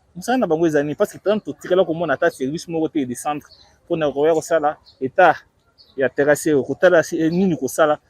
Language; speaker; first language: Lingala; native; Lingala